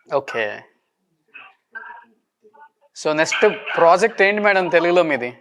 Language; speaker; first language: Telugu; native; Telugu